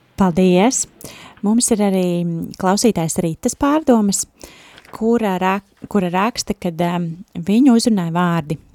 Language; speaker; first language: Latvian; native; Latvian